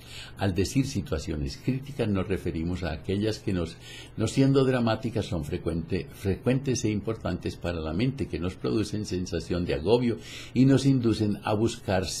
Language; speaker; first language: Spanish; native; Spanish